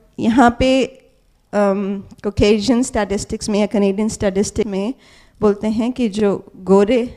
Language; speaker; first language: Hindi; native; Hindi